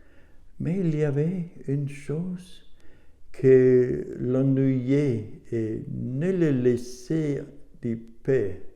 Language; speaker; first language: French; non-native, learner; German